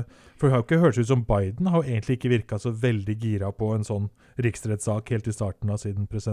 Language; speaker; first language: Norwegian; native; Norwegian